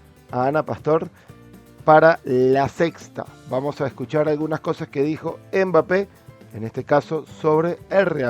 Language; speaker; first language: Spanish; native; Spanish